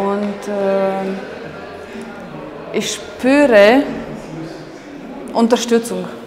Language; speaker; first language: German; non-native, fluent; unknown